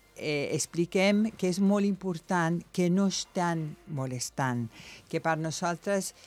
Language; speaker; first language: Catalan; non-native, local second language; Spanish